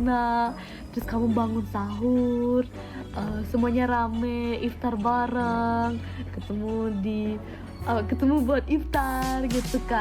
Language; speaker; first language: Indonesian; non-native, fluent; German